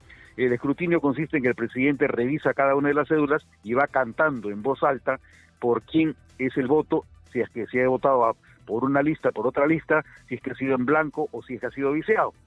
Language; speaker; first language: Spanish; native; Spanish